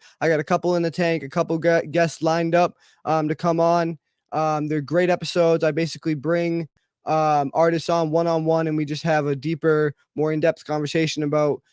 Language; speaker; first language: English; native; English